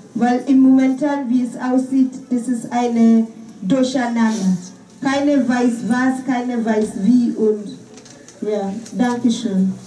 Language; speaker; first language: German; non-native, fluent; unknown